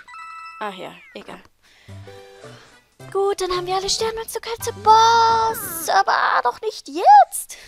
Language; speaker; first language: German; native; German